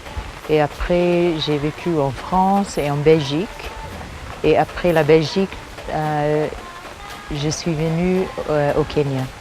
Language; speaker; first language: French; early bilingual, heritage; English